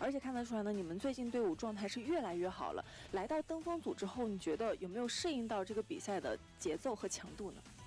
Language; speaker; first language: Chinese; native; Chinese